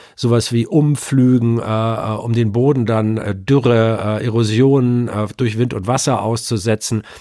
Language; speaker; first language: German; native; German